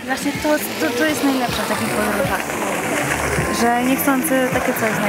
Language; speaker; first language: Polish; native; Polish